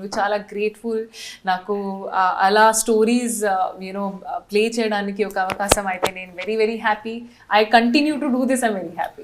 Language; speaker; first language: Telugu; non-native, fluent; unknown